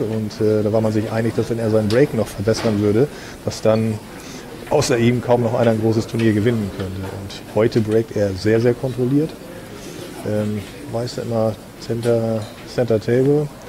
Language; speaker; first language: German; native; German